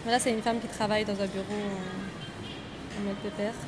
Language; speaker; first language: French; native; French